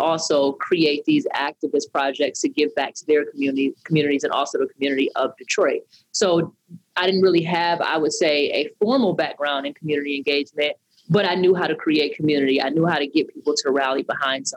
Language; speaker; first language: English; native; English